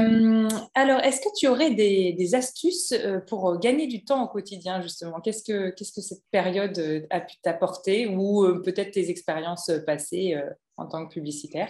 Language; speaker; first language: French; native; French